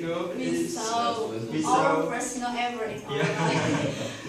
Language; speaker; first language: English; non-native, learner; Indonesian